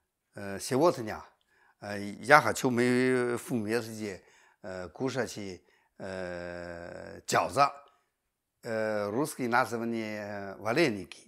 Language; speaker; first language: Russian; non-native, learner; Chinese